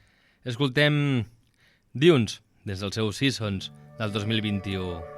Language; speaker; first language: Catalan; native; Catalan